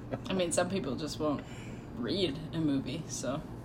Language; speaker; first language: English; native; English